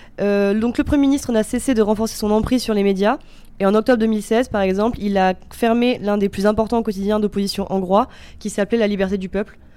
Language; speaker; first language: French; native; French